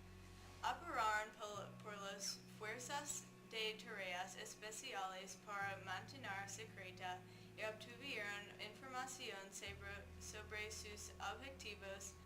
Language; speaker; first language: Spanish; non-native, learner; English